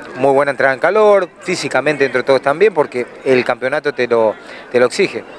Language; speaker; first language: Spanish; native; Spanish